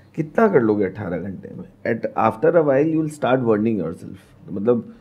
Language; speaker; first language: Hindi; native; Hindi